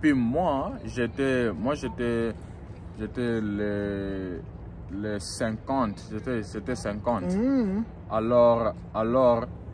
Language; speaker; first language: French; early bilingual, heritage; French